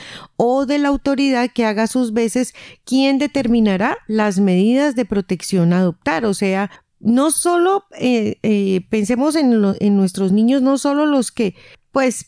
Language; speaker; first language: Spanish; native; Spanish